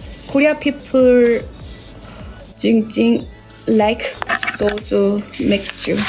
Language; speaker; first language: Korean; non-native, learner; Thai